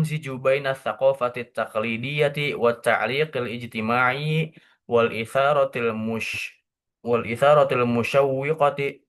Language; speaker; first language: Arabic; non-native, learner; Indonesian